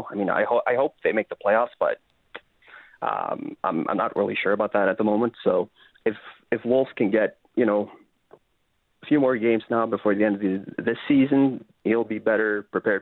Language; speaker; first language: English; non-native, fluent; Norwegian